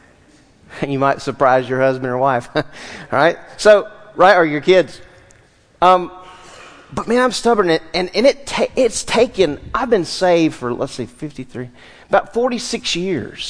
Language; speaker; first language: English; native; English